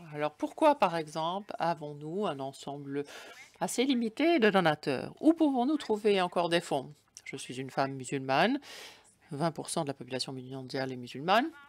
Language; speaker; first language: French; non-native, fluent; German